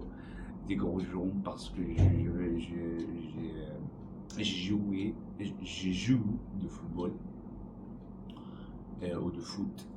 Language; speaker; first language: French; non-native, learner; Arabic